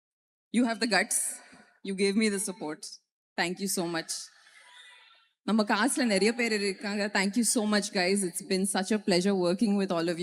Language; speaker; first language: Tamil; non-native, learner; Kannada